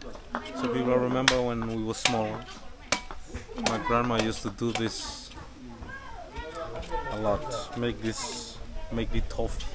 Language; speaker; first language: English; non-native, local second language; Fijian